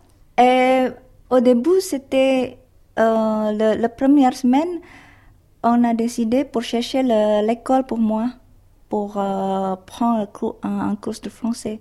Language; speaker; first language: French; non-native, learner; Indonesian